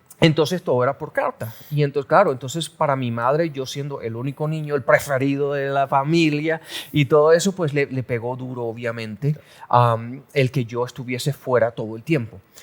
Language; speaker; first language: Spanish; native; Spanish